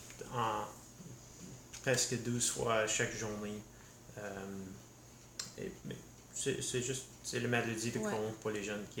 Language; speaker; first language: French; non-native, learner; English